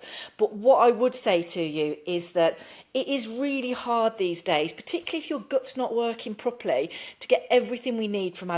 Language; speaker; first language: English; native; English